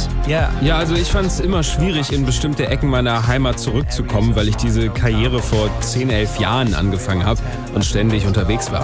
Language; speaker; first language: German; non-native, fluent; English